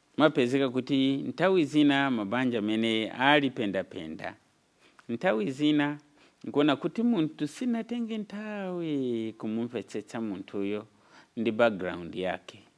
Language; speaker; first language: Nyanja; non-native, fluent; Nyankole